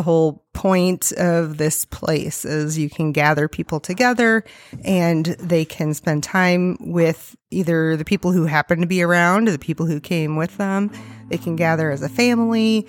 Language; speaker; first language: English; native; English